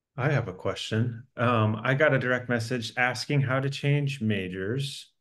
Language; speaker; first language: English; native; English